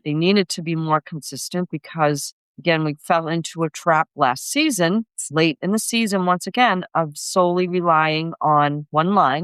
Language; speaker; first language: English; native; English